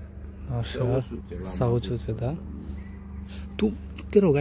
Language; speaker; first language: Romanian; non-native, learner; Bangla